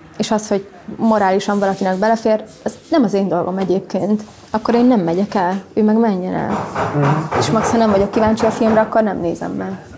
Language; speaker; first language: Hungarian; native; Hungarian